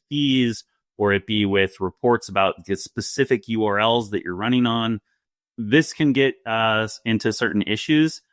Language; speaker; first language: English; native; English